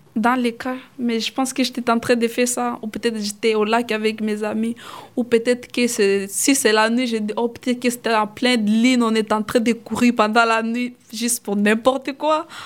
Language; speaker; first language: French; non-native, fluent; Swahili